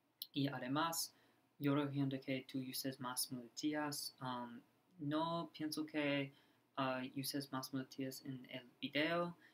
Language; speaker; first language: Spanish; non-native, learner; English